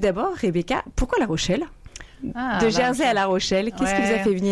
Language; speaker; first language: French; native; French